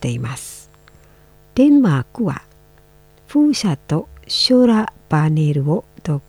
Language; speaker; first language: Japanese; non-native, fluent; Indonesian